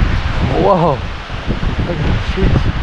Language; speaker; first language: English; native; English